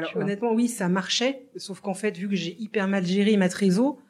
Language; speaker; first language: French; native; French